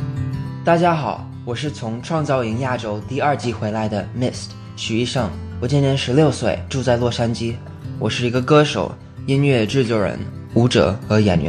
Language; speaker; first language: Chinese; early bilingual, heritage; English